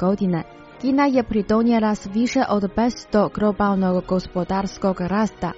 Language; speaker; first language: Croatian; non-native, fluent; Chinese